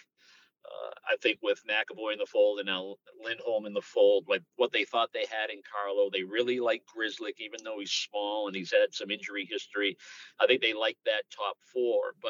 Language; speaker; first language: English; native; English